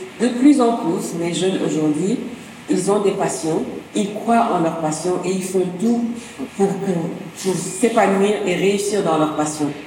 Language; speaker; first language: French; non-native, local second language; Wolof